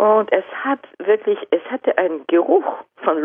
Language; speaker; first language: German; non-native, fluent; Japanese